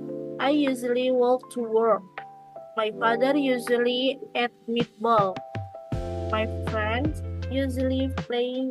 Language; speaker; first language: English; non-native, learner; Indonesian